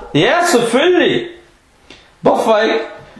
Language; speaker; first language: Danish; non-native, fluent; Arabic